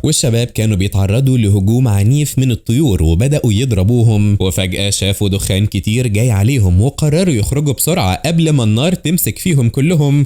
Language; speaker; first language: Arabic; native; Arabic